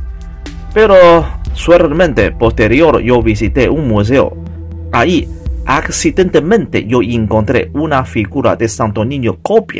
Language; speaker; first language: Spanish; non-native, fluent; Chinese